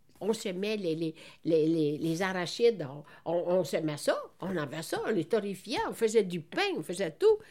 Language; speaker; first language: French; non-native, fluent; Italian